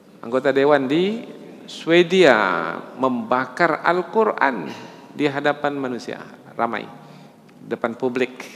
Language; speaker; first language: Malay; native; Malay